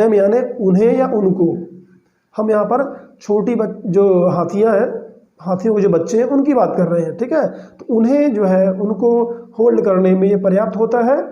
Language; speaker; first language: Hindi; native; Hindi